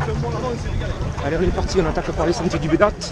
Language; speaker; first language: French; native; French